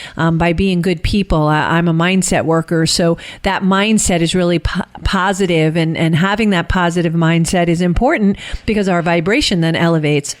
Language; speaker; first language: English; native; English